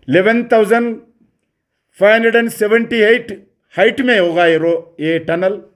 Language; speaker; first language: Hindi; non-native, local second language; Telugu